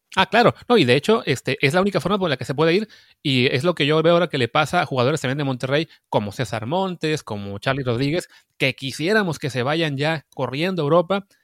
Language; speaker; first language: Spanish; native; Spanish